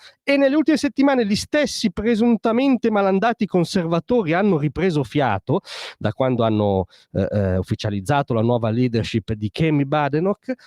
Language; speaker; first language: Italian; native; Italian